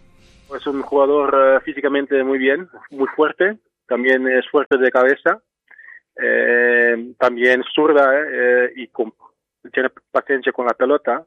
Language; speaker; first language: Spanish; non-native, learner; Dutch